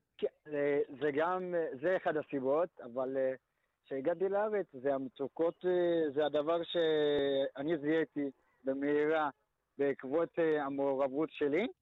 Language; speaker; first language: Hebrew; early bilingual, other home language; Amharic